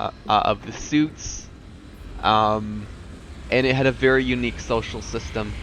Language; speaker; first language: English; native; English